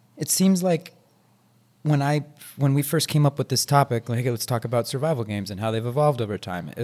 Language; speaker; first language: English; native; English